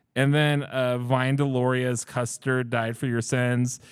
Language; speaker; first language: English; native; English